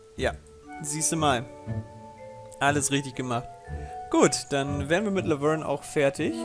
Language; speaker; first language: German; native; German